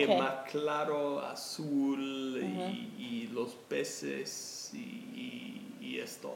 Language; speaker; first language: Spanish; non-native, fluent; English